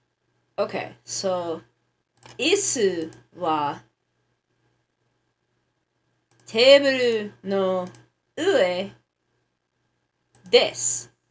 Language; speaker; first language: Japanese; non-native, learner; English